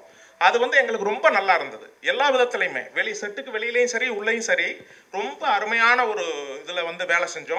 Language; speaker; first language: Tamil; native; Tamil